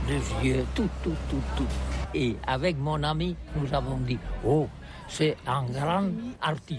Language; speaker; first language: French; non-native, learner; Catalan